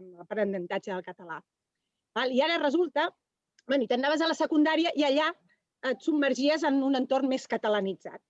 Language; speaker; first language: Catalan; non-native, local second language; Spanish